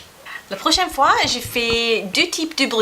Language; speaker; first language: French; non-native, fluent; English